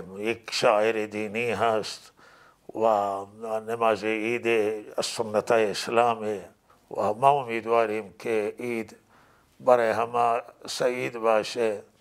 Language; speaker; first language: Persian; non-native, local second language; Baluchi